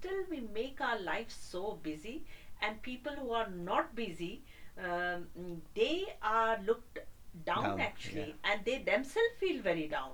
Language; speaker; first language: English; non-native, local second language; Hindi